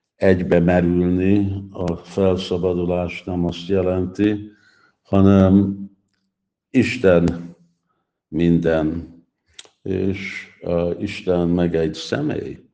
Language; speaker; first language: Hungarian; early bilingual, heritage; Hungarian